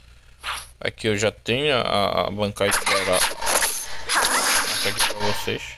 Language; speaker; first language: Portuguese; native; Portuguese